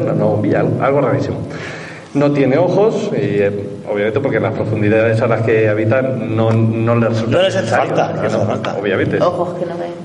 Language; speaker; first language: Spanish; native; Spanish